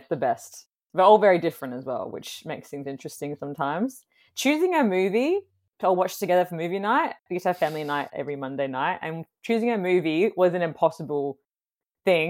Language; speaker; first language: English; native; English